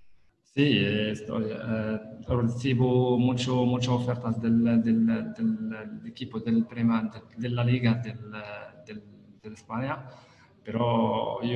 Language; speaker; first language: Spanish; non-native, learner; Italian